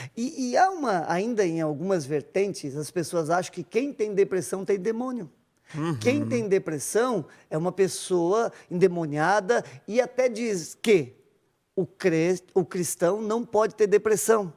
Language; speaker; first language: Portuguese; native; Portuguese